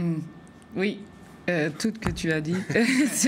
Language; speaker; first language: French; non-native, fluent; Danish